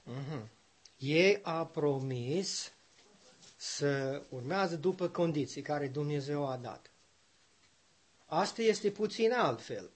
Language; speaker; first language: Romanian; non-native, learner; English